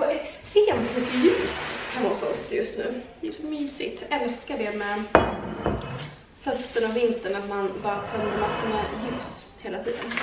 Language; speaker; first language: Swedish; native; Swedish